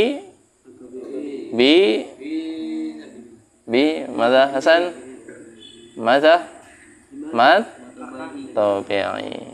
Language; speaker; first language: Arabic; non-native, fluent; Indonesian